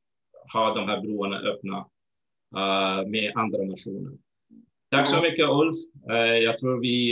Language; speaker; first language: Swedish; non-native, fluent; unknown